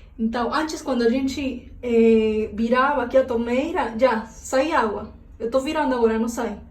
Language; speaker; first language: Portuguese; non-native, learner; Spanish